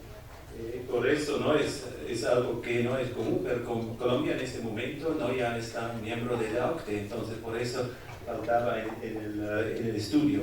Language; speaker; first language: Spanish; non-native, fluent; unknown